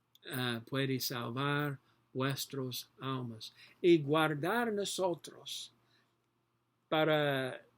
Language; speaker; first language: Spanish; non-native, learner; English